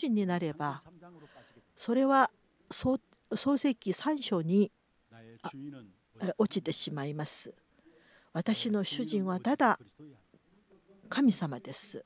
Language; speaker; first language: Japanese; non-native, fluent; Korean